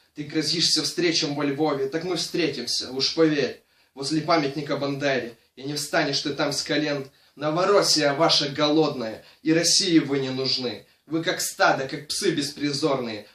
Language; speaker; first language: Russian; non-native, local second language; Ukrainian